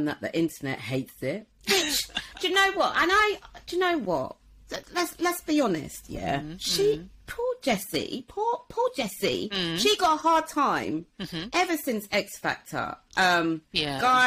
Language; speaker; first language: English; native; English